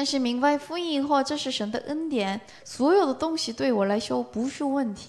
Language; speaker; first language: Chinese; non-native, learner; Korean